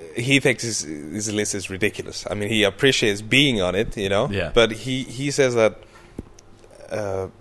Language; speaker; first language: English; early bilingual, other home language; Icelandic